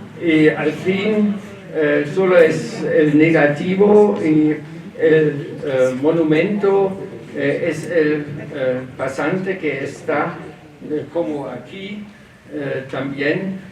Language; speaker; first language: Spanish; non-native, learner; German